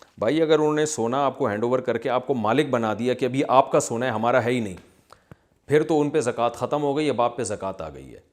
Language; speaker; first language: Urdu; native; Urdu